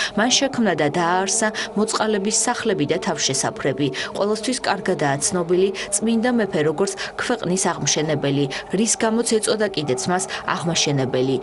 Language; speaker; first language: Georgian; native; Georgian